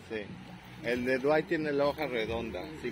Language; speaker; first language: Spanish; native; Spanish